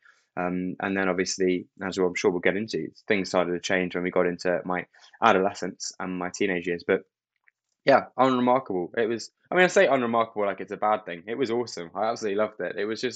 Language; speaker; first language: English; native; English